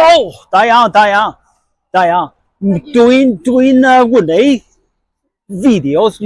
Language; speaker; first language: Welsh; non-native, learner; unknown